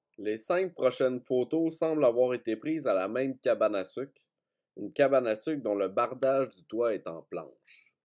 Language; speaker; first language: French; native; French